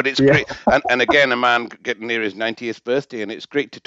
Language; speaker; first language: English; native; English